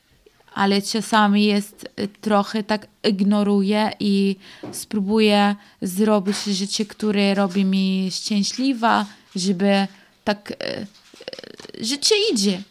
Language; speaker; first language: Polish; non-native, learner; Arabic